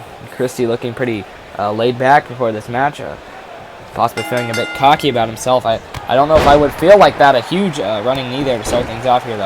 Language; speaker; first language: English; native; English